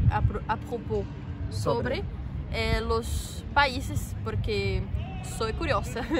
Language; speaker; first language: Spanish; non-native, learner; Portuguese